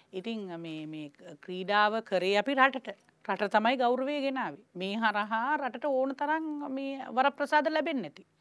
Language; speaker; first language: Sinhala; native; Sinhala